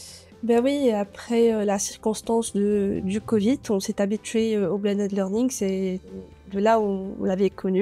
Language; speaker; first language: French; non-native, local second language; Arabic